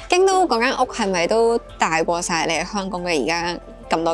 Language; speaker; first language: Cantonese; native; Cantonese